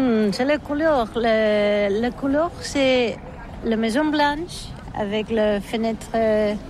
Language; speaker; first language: French; non-native, learner; Catalan